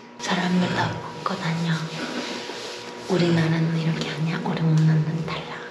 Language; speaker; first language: Korean; non-native, learner; Turkish